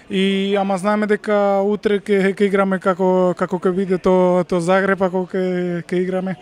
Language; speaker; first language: Macedonian; non-native, learner; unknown